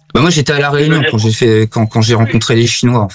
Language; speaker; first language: French; native; French